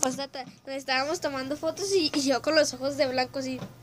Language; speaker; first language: Spanish; native; Spanish